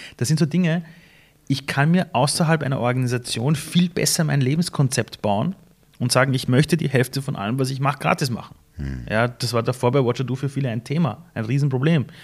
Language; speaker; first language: German; early bilingual, other home language; Persian